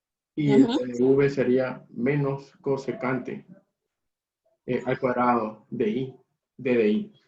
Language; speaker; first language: Spanish; native; Spanish